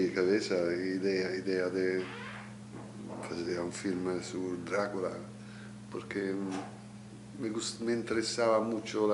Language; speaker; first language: Spanish; non-native, learner; Italian